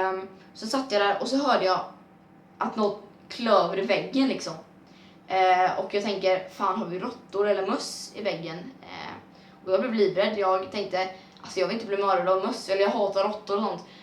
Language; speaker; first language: Swedish; native; Swedish